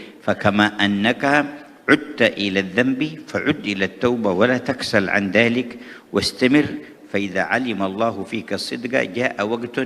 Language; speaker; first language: Arabic; native; Arabic